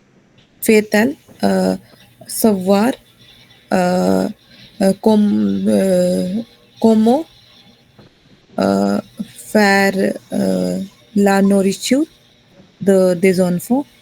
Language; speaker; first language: French; non-native, learner; Hindi